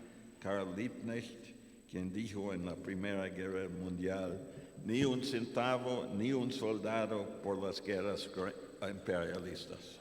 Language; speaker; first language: Spanish; non-native, fluent; English